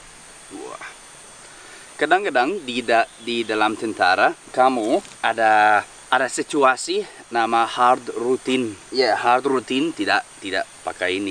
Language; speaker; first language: Indonesian; non-native, learner; English